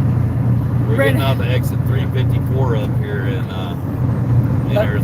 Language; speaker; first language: English; native; English